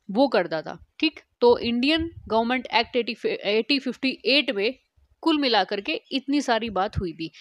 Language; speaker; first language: Hindi; native; Hindi